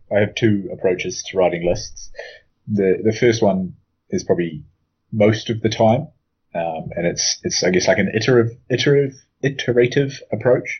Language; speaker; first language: English; native; English